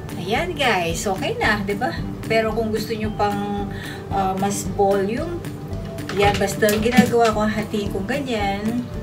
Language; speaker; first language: Filipino; non-native, local second language; Pampanga